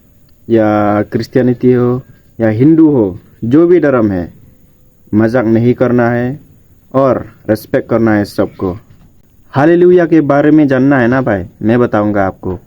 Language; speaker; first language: Hindi; non-native, local second language; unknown